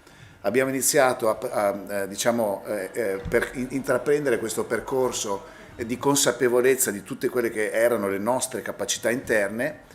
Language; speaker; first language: Italian; native; Italian